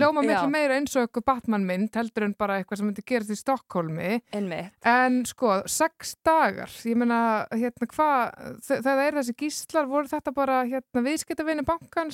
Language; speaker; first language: Icelandic; native; Icelandic